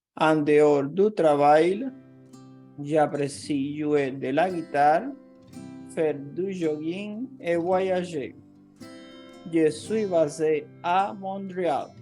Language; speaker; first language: French; non-native, fluent; Spanish